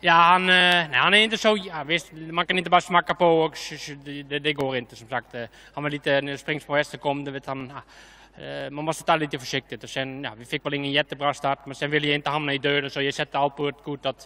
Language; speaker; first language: Swedish; non-native, fluent; Dutch